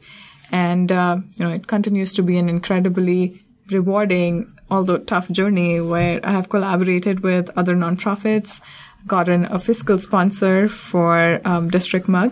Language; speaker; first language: English; non-native, local second language; Hindi